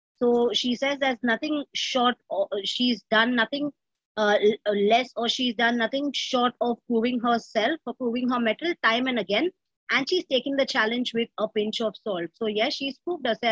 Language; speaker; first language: English; non-native, local second language; Hindi